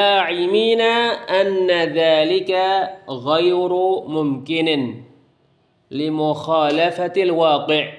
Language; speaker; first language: Arabic; non-native, fluent; Indonesian